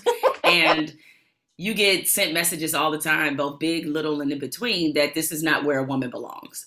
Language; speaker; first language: English; native; English